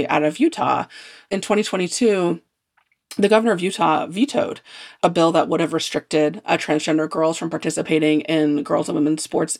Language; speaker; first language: English; native; English